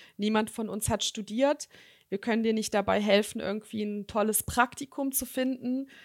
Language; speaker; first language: German; early bilingual, other home language; Serbian